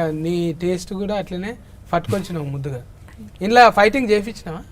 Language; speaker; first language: Telugu; native; Telugu